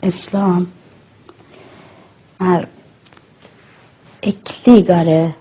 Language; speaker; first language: Swedish; non-native, learner; Persian